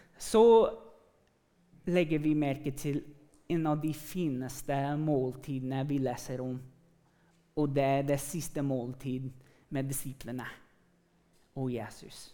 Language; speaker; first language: Norwegian; early bilingual, other home language; English